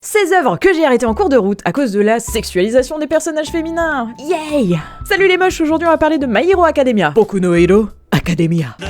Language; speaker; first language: French; native; French